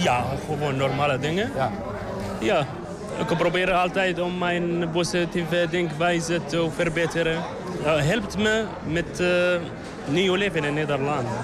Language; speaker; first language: Dutch; non-native, learner; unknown